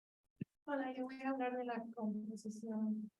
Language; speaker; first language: Spanish; early bilingual, heritage; Spanish